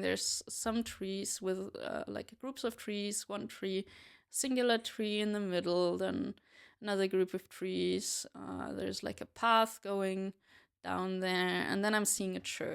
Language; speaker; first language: English; non-native, fluent; German